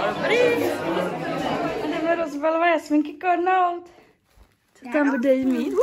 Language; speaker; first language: Czech; native; Czech